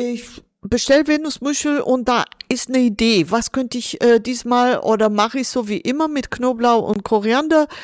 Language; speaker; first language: German; non-native, fluent; Portuguese